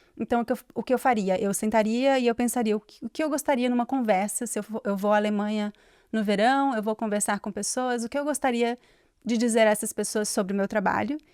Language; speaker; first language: Portuguese; native; Portuguese